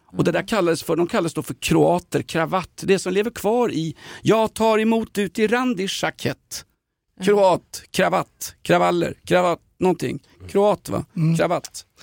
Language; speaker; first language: Swedish; native; Swedish